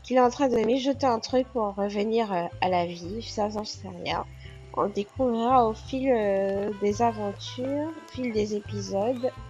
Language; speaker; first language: French; native; French